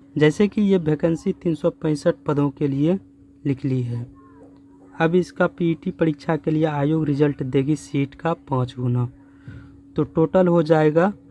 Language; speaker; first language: Hindi; native; Hindi